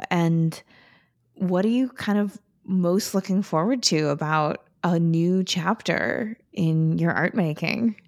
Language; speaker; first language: English; native; English